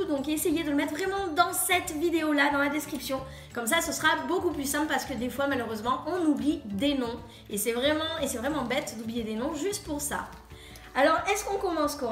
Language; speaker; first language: French; native; French